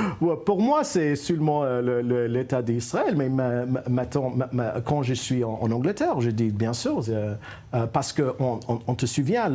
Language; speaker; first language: French; non-native, fluent; English